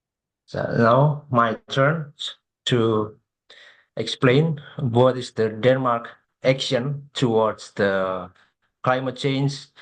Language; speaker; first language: English; non-native, fluent; Indonesian